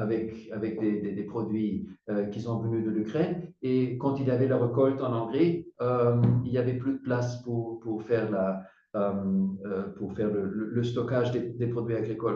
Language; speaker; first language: French; non-native, fluent; German